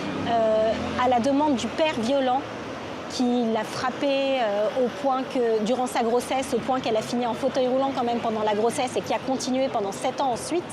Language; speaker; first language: French; native; French